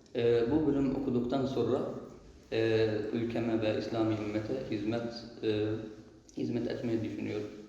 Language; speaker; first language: Turkish; non-native, learner; Arabic